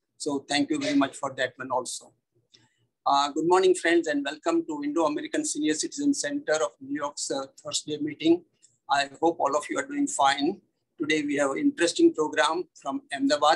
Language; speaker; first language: English; non-native, local second language; Gujarati